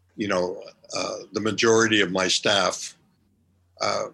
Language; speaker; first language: English; native; English